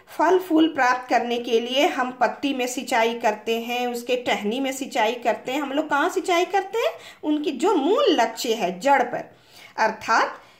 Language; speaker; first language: Hindi; native; Hindi